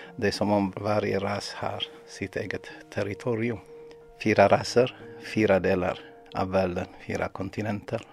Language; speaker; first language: Swedish; non-native, fluent; Amharic